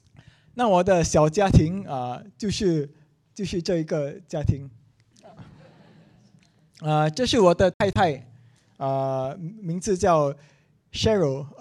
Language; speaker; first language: Chinese; non-native, local second language; English